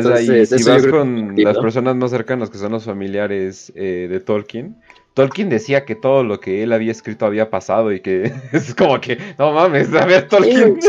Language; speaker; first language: Spanish; native; Spanish